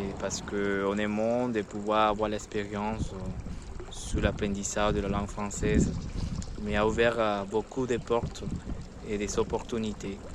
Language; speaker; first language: French; non-native, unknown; Spanish